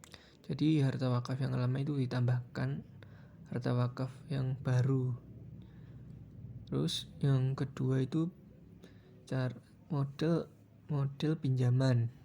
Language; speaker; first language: Indonesian; native; Indonesian